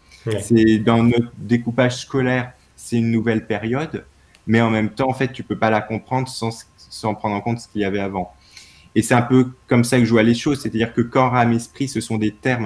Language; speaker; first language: French; native; French